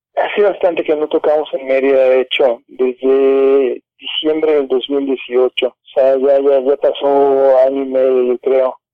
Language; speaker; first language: Spanish; native; Spanish